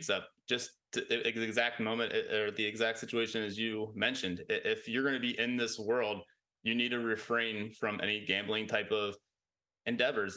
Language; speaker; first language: English; native; English